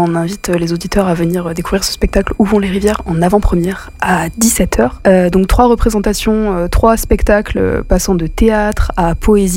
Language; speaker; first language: French; native; French